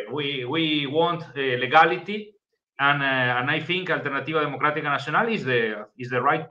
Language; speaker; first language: English; non-native, learner; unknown